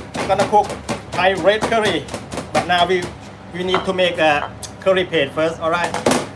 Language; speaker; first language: English; non-native, learner; Thai